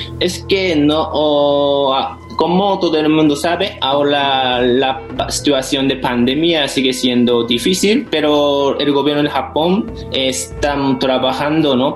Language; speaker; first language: Spanish; non-native, fluent; Japanese